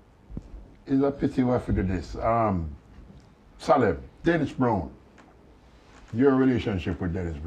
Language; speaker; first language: English; native; English